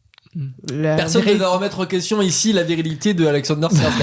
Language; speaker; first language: French; native; French